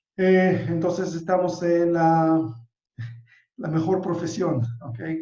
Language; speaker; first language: Spanish; non-native, fluent; Hebrew